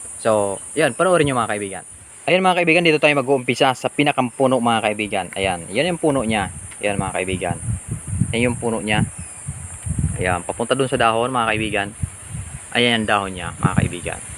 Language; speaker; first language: Filipino; non-native, local second language; Bikol